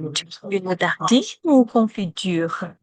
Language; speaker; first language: French; non-native, learner; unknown